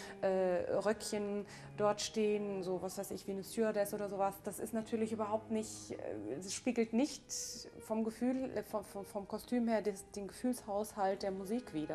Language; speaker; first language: German; native; German